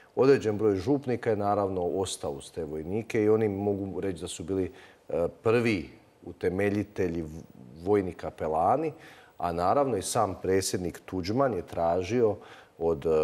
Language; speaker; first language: Croatian; native; Croatian